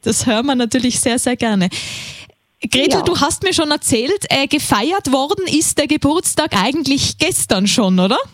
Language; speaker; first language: German; native; German